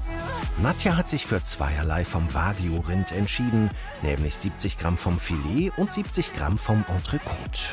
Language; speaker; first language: German; native; German